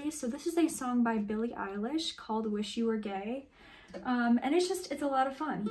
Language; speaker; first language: English; native; English